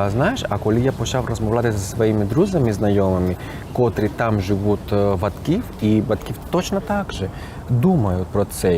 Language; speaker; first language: Ukrainian; non-native, fluent; Spanish